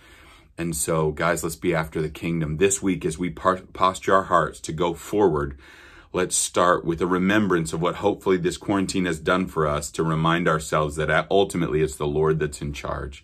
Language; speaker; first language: English; native; English